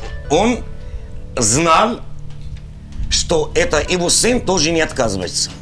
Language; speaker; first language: Russian; non-native, fluent; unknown